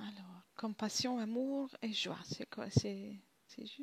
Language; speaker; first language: French; non-native, fluent; Italian